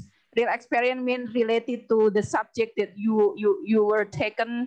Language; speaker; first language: English; non-native, learner; Indonesian